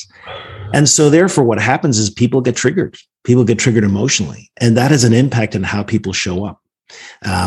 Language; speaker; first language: English; native; English